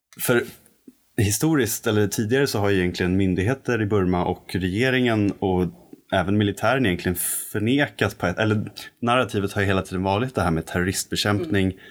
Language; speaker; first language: Swedish; native; Swedish